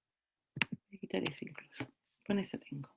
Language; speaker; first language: Spanish; native; Spanish